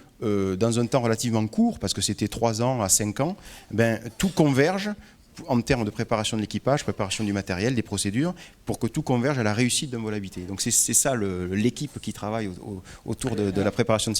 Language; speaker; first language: French; native; French